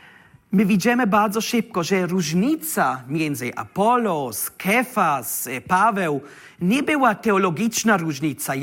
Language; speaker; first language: Polish; non-native, learner; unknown